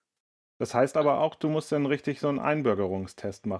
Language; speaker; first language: German; native; German